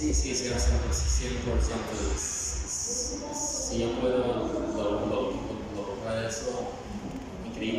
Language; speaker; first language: Spanish; early bilingual, heritage; Spanish